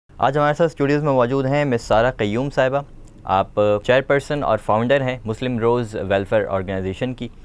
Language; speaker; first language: Urdu; native; Urdu